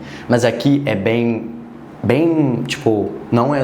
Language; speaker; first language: Portuguese; non-native, learner; Dutch